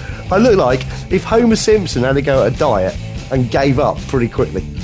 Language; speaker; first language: English; native; English